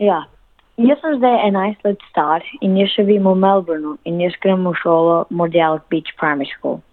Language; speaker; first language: Slovenian; early bilingual, heritage; Slovenian